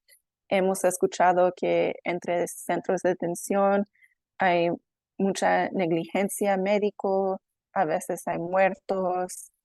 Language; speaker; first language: Spanish; non-native, fluent; English